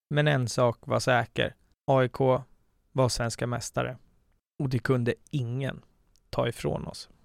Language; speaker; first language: Swedish; native; Swedish